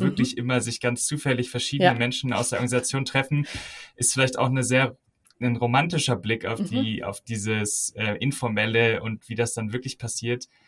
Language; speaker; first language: German; native; German